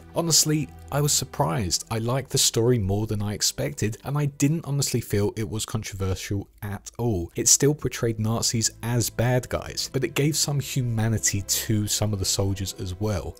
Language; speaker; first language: English; native; English